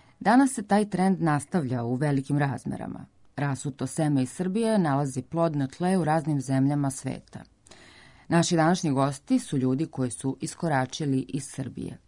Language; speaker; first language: Serbian; native; Serbian